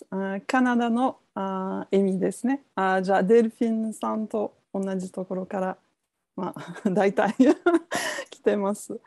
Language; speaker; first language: Japanese; non-native, fluent; French